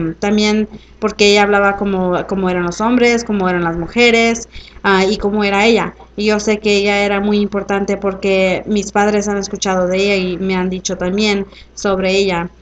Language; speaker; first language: Spanish; early bilingual, heritage; Spanish